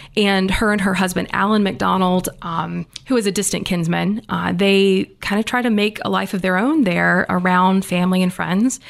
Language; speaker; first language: English; native; English